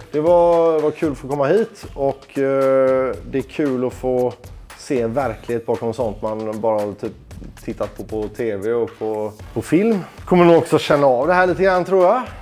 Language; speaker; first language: Swedish; native; Swedish